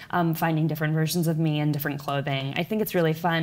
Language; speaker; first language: English; native; English